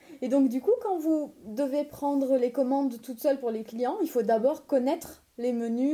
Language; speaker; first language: French; native; French